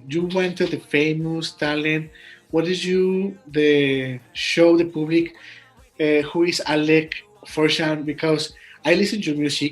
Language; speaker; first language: English; non-native, learner; Spanish